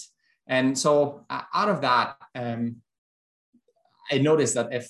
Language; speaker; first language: English; non-native, fluent; Persian